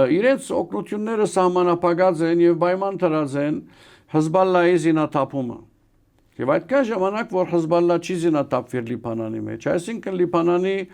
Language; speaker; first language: Armenian; early bilingual, heritage; Armenian